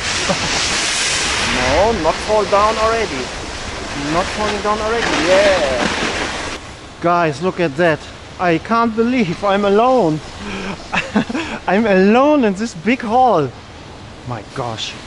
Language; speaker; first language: English; non-native, learner; German